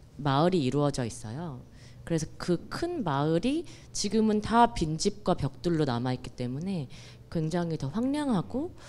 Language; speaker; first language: Korean; native; Korean